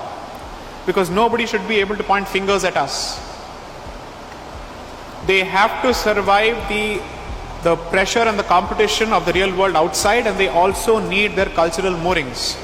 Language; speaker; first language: English; non-native, local second language; Tamil